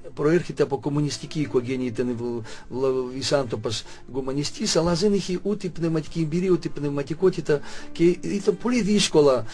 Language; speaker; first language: Greek; non-native, fluent; Russian